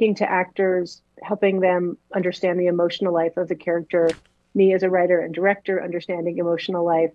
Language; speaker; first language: English; native; English